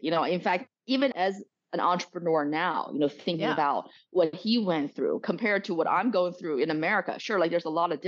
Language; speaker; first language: English; early bilingual, other home language; Chinese